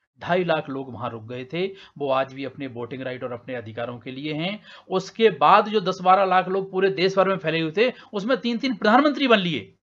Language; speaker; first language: Hindi; native; Hindi